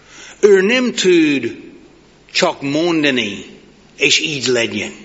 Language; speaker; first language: Hungarian; non-native, learner; English